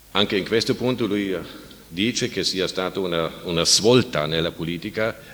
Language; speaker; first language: Italian; non-native, learner; German